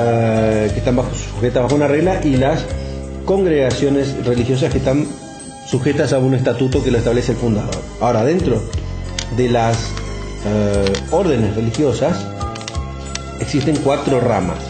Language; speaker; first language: Spanish; native; Spanish